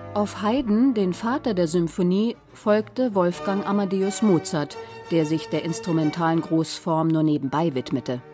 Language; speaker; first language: German; native; German